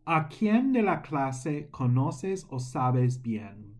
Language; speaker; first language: Spanish; non-native, fluent; English